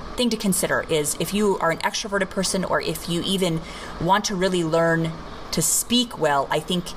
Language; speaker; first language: English; native; English